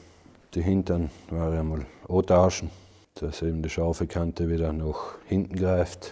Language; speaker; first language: German; native; German